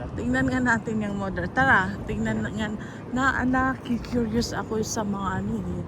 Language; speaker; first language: Filipino; non-native, local second language; Iloko